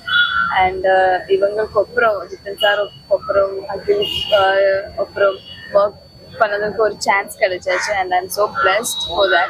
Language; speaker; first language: Tamil; non-native, learner; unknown